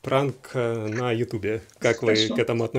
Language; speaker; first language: Russian; native; Russian